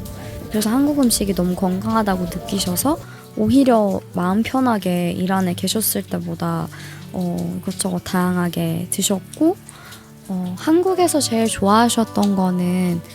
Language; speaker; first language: Korean; non-native, fluent; Persian